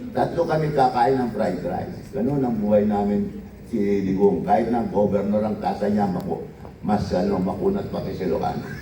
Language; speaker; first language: Filipino; non-native, local second language; Iloko